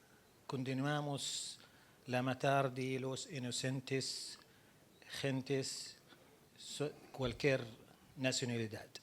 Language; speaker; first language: Spanish; non-native, learner; Arabic